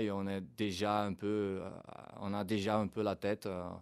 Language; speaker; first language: French; non-native, fluent; Portuguese